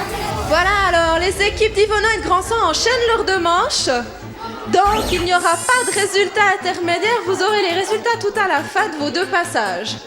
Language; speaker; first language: French; native; French